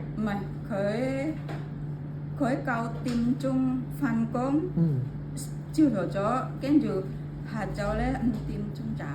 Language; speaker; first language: Cantonese; non-native, learner; Indonesian